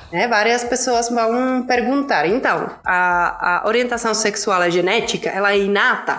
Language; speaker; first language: Portuguese; non-native, fluent; Czech